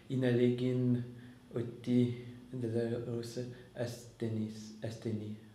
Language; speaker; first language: Greek; non-native, learner; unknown